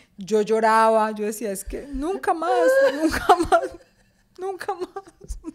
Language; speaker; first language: Spanish; native; Spanish